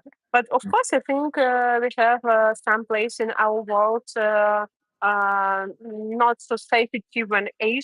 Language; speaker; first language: English; non-native, learner; Russian